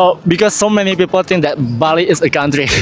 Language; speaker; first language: English; non-native, learner; Indonesian